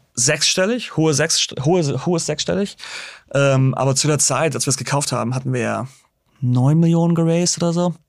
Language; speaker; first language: German; native; German